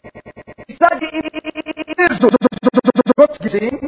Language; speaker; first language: German; non-native, learner; Arabic